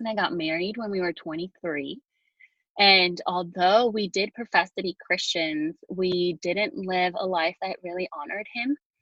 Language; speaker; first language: English; early bilingual, other home language; Spanish